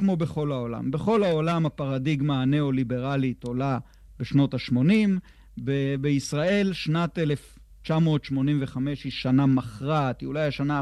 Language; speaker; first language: Hebrew; native; Hebrew